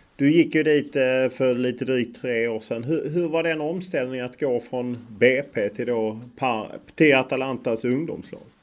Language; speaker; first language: Swedish; native; Swedish